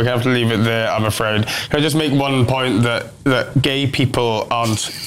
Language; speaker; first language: English; native; English